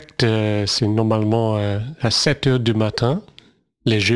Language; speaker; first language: French; non-native, fluent; English